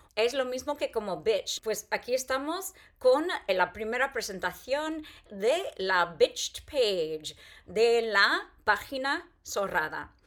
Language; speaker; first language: Spanish; non-native, fluent; English